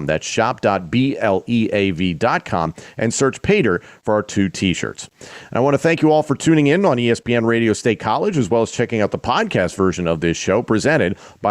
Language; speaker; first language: English; native; English